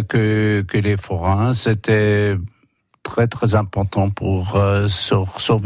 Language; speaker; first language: French; non-native, fluent; German